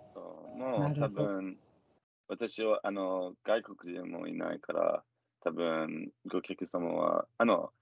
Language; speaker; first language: Japanese; non-native, learner; English